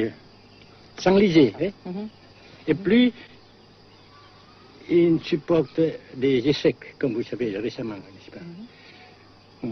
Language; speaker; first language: French; non-native, local second language; Vietnamese